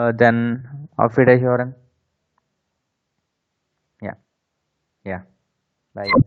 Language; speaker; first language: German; non-native, fluent; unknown